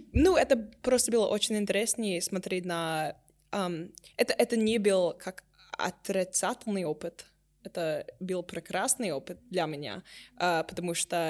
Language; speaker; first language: Russian; non-native, learner; English